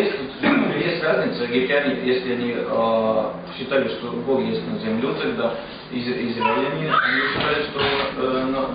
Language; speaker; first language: Russian; non-native, fluent; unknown